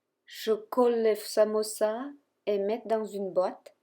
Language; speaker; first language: French; non-native, fluent; Vietnamese